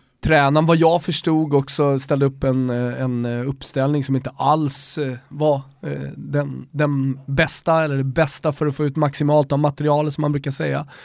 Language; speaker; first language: Swedish; native; Swedish